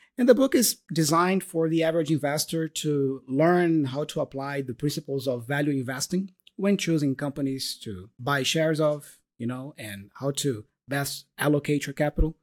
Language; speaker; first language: English; non-native, fluent; Portuguese